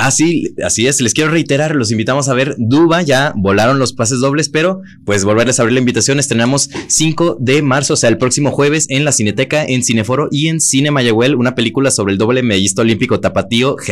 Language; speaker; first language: Spanish; native; Spanish